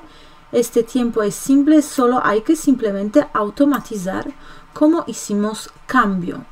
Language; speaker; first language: Spanish; non-native, fluent; Polish